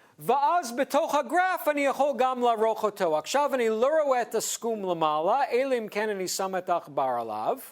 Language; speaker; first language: Hebrew; non-native, fluent; English